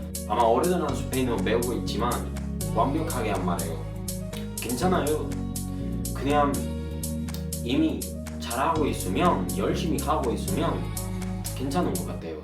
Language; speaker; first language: Korean; non-native, learner; Spanish